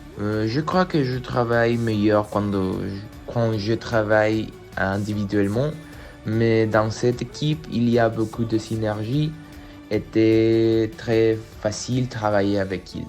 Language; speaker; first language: French; non-native, learner; Spanish